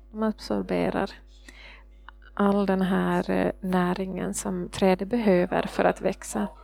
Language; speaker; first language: Swedish; non-native, fluent; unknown